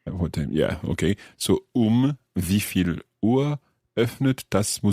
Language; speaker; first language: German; non-native, learner; English